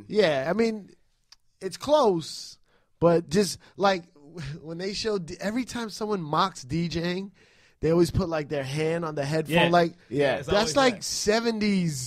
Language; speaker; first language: English; native; English